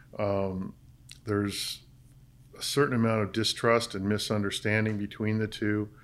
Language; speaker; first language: English; native; English